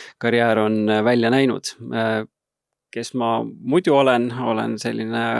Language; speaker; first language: Estonian; native; Estonian